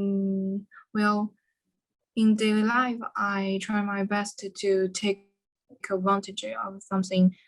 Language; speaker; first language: English; non-native, learner; Chinese